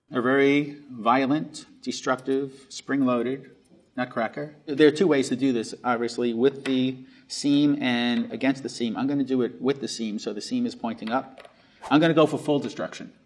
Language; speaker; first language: English; native; English